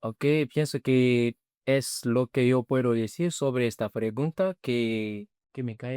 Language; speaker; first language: Spanish; non-native, learner; French